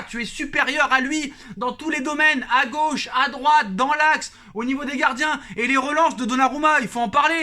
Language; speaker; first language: French; native; French